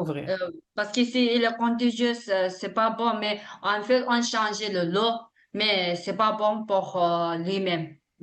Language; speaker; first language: French; non-native, learner; Tibetan